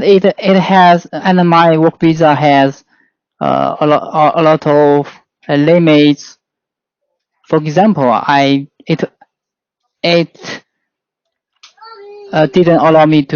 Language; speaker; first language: English; non-native, learner; Chinese